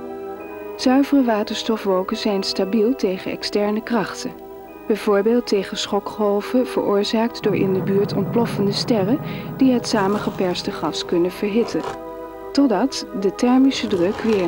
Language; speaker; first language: Dutch; native; Dutch